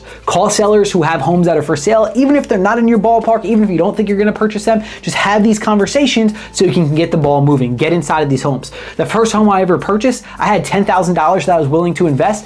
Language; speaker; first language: English; native; English